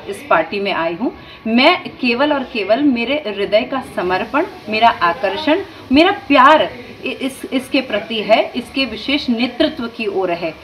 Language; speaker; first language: Hindi; native; Hindi